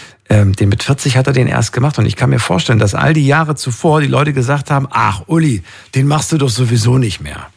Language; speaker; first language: German; native; German